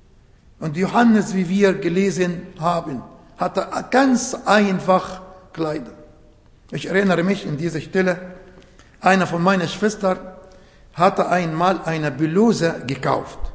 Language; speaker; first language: German; non-native, fluent; Arabic